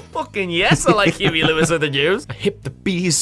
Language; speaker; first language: English; native; English